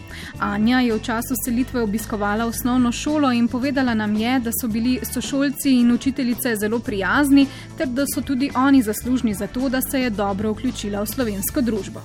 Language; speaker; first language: Slovenian; native; Slovenian